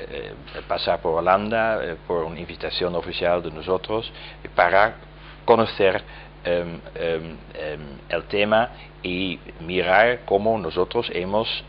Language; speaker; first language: Spanish; non-native, fluent; Dutch